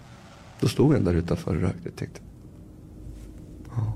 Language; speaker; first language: Swedish; early bilingual, other home language; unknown